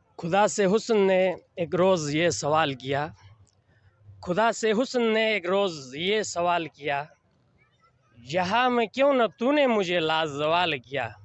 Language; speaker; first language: Urdu; non-native, local second language; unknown